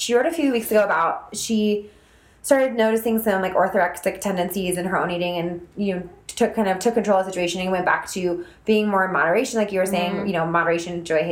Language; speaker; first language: English; native; English